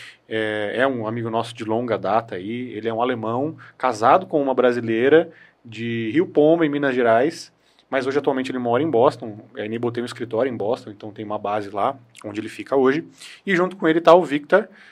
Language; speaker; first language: Portuguese; native; Portuguese